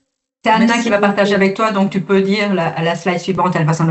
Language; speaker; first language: French; native; French